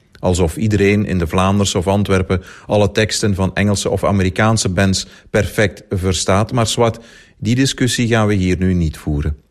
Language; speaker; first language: Dutch; native; Dutch